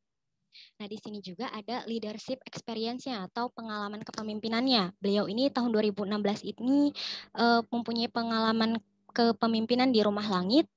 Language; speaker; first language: Indonesian; native; Indonesian